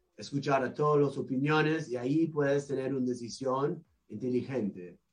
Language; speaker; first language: Spanish; non-native, learner; English